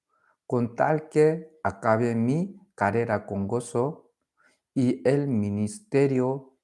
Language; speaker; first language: Spanish; non-native, learner; Korean